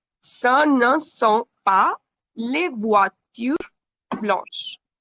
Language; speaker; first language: French; non-native, fluent; Hindi